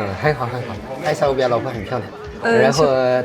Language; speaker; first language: Chinese; non-native, fluent; Amharic